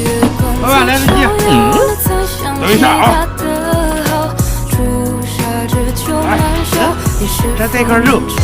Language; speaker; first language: Chinese; native; Chinese